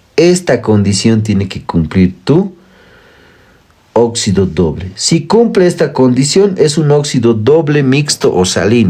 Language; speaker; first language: Spanish; native; Spanish